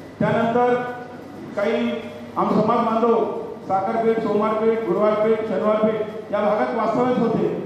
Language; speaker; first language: Marathi; non-native, local second language; Telugu